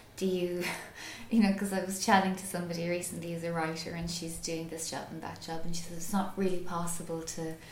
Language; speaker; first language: English; native; English